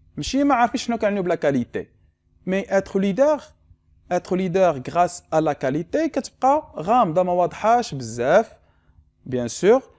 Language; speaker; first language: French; non-native, local second language; Arabic